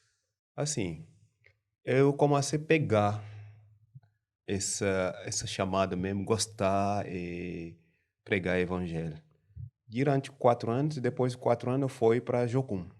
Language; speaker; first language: Portuguese; non-native, learner; French